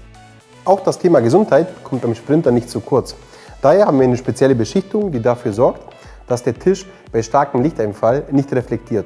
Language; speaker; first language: German; native; German